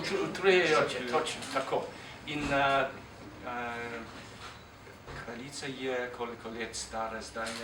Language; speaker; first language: Slovenian; non-native, fluent; English